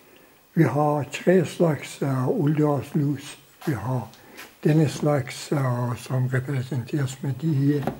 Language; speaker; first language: Danish; non-native, local second language; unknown